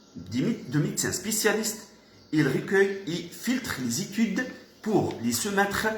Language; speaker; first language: French; non-native, local second language; Arabic